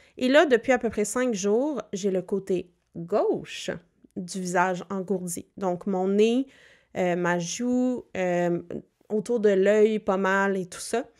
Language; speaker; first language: French; native; French